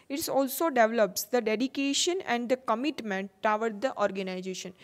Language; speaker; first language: English; non-native, local second language; Gujarati